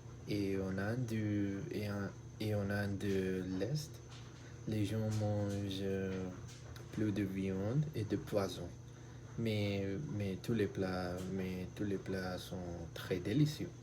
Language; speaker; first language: French; non-native, learner; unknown